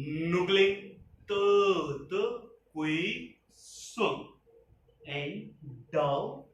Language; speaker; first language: Vietnamese; non-native, learner; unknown